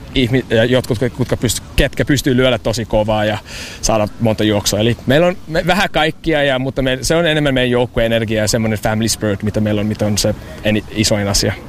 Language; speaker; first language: Finnish; non-native, fluent; English